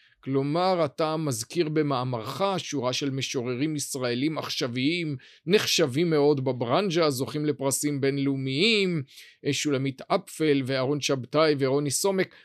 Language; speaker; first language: Hebrew; native; Hebrew